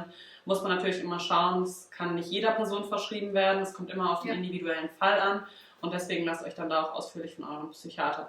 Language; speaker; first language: German; native; German